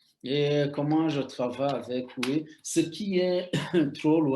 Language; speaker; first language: French; non-native, local second language; Rundi